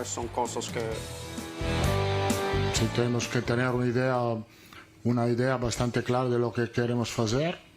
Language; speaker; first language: Spanish; non-native, fluent; Italian